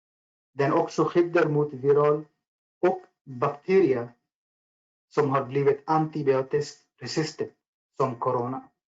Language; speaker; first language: Swedish; non-native, fluent; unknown